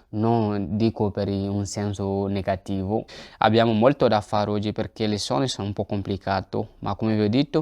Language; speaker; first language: Italian; non-native, learner; Bambara